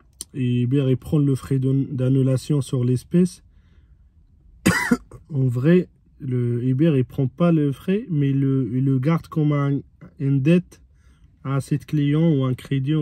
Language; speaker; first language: French; non-native, fluent; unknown